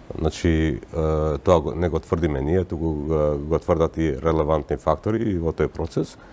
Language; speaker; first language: Macedonian; non-native, local second language; Albanian